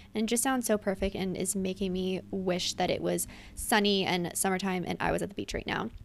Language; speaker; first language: English; native; English